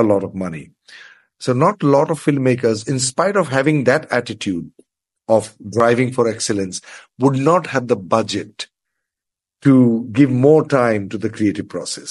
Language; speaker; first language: English; non-native, local second language; Assamese